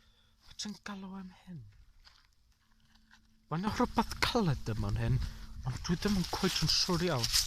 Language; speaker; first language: Welsh; non-native, learner; English